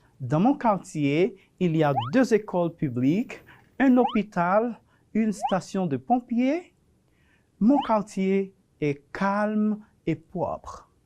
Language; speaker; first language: French; non-native, fluent; Spanish